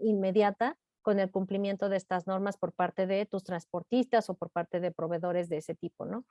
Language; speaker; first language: Spanish; native; Spanish